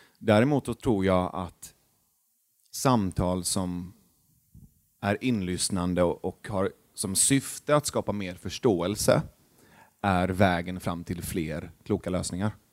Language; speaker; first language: Swedish; early bilingual, other home language; Persian